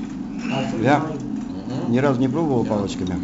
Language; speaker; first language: Russian; native; Russian